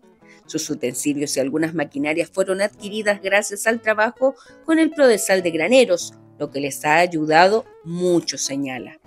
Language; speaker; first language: Spanish; native; Spanish